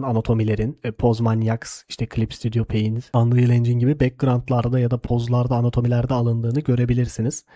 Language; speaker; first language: Turkish; native; Turkish